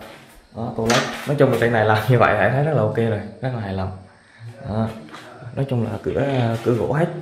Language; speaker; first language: Vietnamese; native; Vietnamese